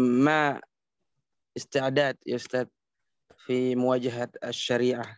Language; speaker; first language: Arabic; non-native, learner; Indonesian